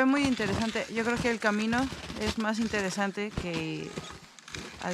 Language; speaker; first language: Spanish; native; Spanish